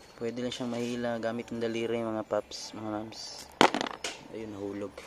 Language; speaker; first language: Filipino; non-native, local second language; Cebuano